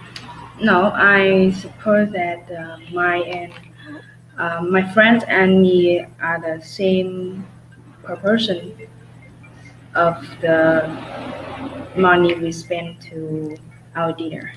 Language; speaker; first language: English; non-native, learner; Vietnamese